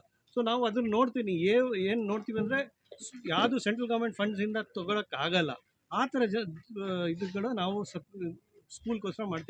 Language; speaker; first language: Kannada; non-native, local second language; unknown